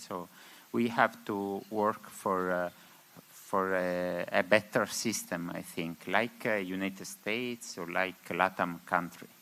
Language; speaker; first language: English; non-native, learner; Spanish